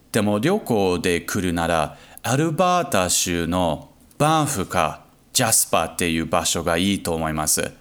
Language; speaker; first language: Japanese; non-native, learner; English